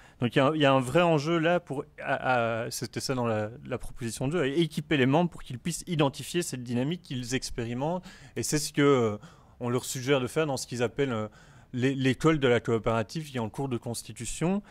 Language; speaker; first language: French; native; French